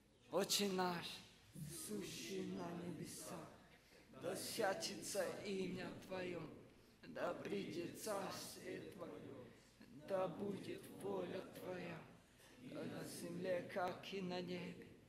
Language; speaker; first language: Russian; non-native, learner; English